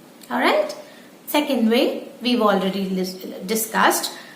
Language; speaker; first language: English; non-native, local second language; Telugu